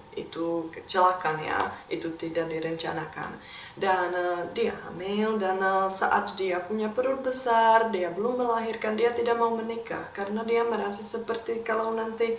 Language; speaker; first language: Indonesian; non-native, fluent; Czech